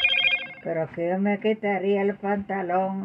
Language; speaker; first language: Spanish; native; Spanish